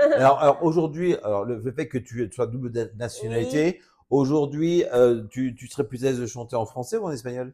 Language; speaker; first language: French; native; French